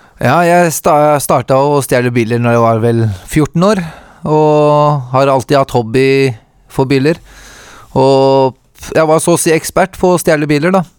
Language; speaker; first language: Norwegian; early bilingual, other home language; Kurdish